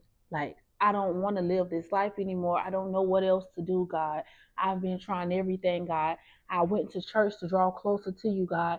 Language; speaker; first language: English; native; English